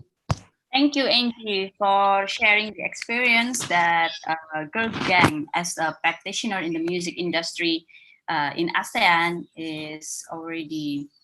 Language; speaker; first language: English; non-native, fluent; Indonesian